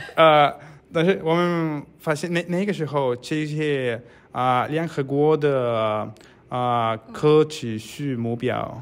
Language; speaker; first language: Chinese; non-native, fluent; Spanish